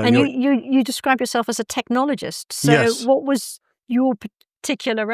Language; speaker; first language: English; native; English